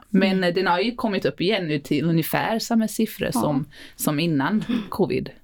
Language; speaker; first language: Swedish; non-native, fluent; Afrikaans